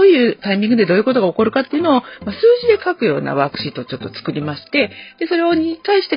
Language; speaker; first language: Japanese; native; Japanese